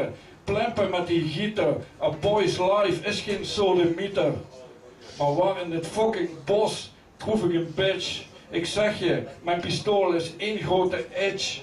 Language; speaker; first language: Dutch; native; Dutch